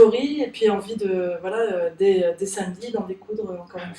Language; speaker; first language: French; native; French